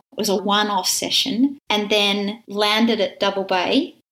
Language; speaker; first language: English; native; English